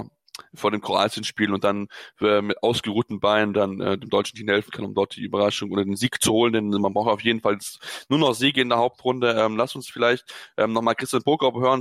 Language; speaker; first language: German; native; German